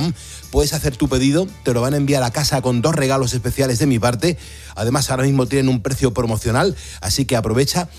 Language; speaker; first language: Spanish; native; Spanish